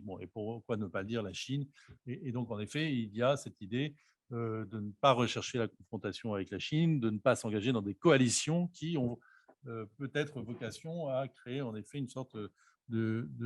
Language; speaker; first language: French; native; French